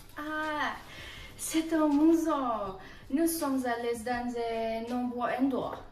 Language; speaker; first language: French; non-native, learner; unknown